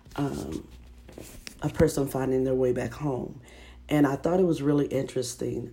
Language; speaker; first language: English; native; English